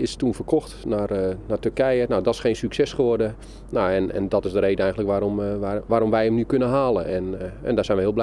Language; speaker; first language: Dutch; native; Dutch